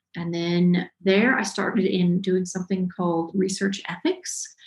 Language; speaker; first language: English; native; English